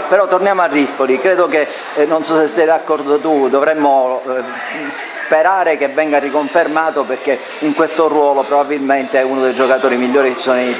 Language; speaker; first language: Italian; native; Italian